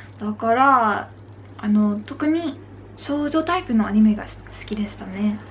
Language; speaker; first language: Japanese; non-native, learner; Dutch